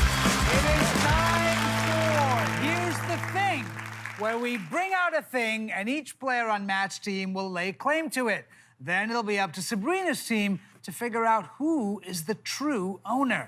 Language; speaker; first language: English; native; English